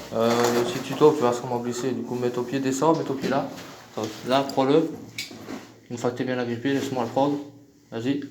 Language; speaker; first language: French; native; French